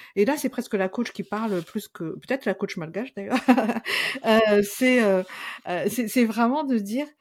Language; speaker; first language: French; non-native, local second language; Malagasy